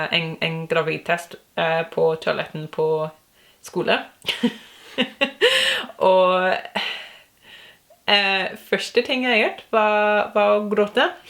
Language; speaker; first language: Norwegian; non-native, learner; English